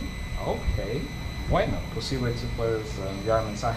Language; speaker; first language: Spanish; non-native, learner; English